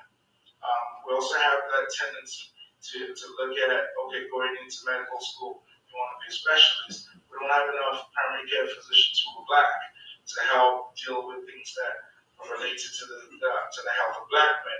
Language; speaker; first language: English; non-native, local second language; Yoruba